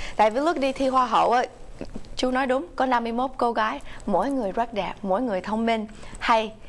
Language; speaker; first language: Vietnamese; early bilingual, heritage; Vietnamese